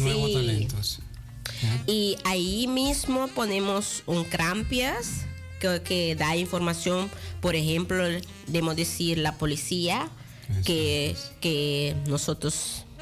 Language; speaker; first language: Spanish; non-native, local second language; Dutch